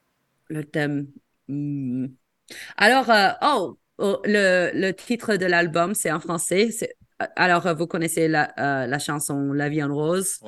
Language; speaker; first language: French; non-native, fluent; English